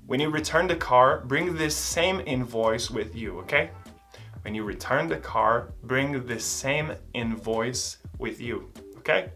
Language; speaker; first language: English; non-native, fluent; Portuguese